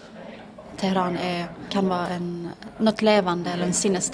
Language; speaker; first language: Swedish; early bilingual, other home language; Persian